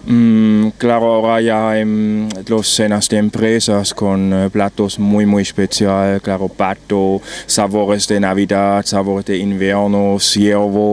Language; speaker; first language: Spanish; non-native, learner; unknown